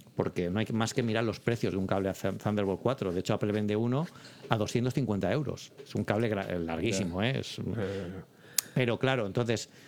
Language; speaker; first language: Spanish; native; Spanish